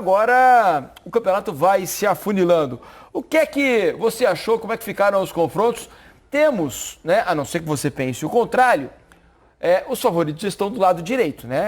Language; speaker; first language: Portuguese; native; Portuguese